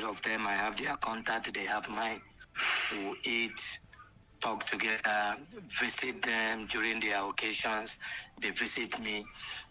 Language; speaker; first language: English; non-native, local second language; Hausa